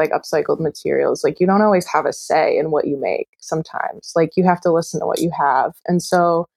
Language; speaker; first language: English; native; English